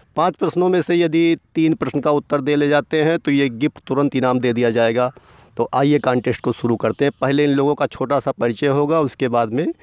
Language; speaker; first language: Hindi; native; Hindi